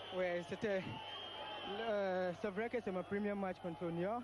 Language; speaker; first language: French; non-native, learner; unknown